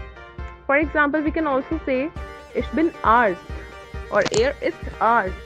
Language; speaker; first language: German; non-native, fluent; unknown